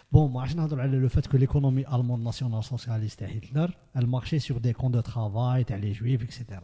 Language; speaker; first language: French; non-native, local second language; Arabic